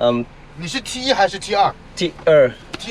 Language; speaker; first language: Chinese; native; Chinese